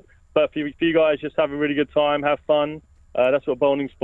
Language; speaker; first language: English; native; English